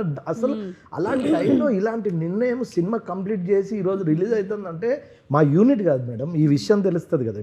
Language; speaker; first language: Telugu; native; Telugu